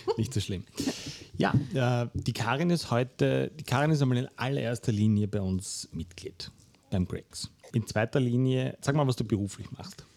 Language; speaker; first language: German; native; German